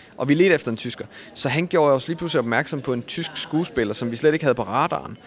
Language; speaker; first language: Danish; native; Danish